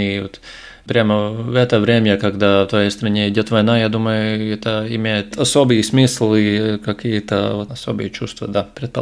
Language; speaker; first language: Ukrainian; non-native, learner; Russian